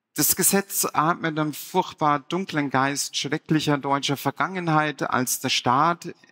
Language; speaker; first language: German; native; German